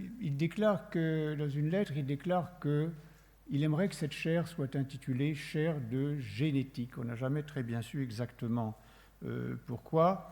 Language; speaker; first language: French; native; French